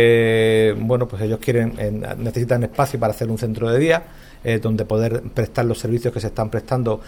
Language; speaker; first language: Spanish; native; Spanish